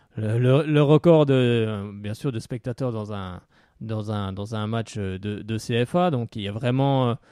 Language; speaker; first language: French; native; French